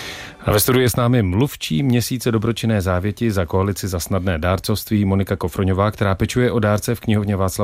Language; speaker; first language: Czech; native; Czech